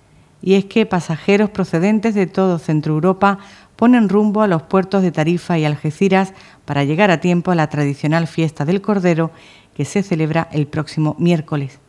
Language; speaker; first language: Spanish; native; Spanish